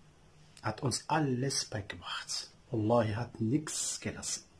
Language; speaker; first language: German; non-native, learner; Arabic